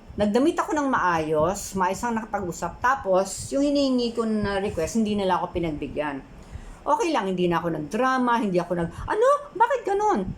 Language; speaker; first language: Filipino; native; Filipino